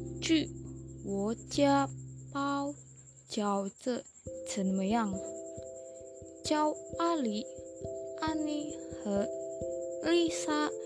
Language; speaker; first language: Chinese; non-native, learner; Vietnamese